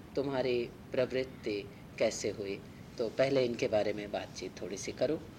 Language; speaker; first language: Hindi; native; Hindi